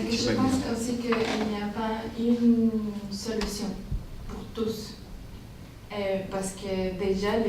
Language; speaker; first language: French; non-native, learner; Spanish